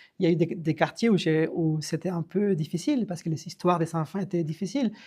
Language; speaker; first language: French; non-native, fluent; Spanish